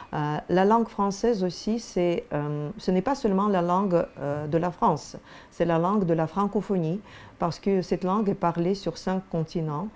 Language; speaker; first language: French; non-native, fluent; Russian